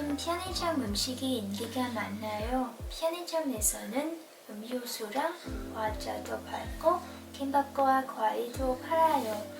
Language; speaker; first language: Korean; non-native, learner; English